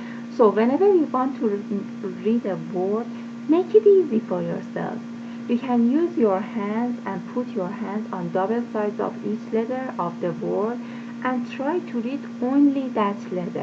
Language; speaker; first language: English; non-native, fluent; Persian